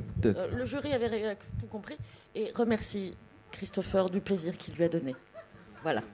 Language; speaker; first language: French; native; French